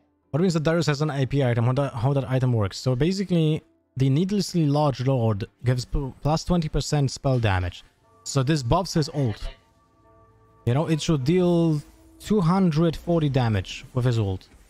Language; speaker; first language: English; non-native, fluent; Polish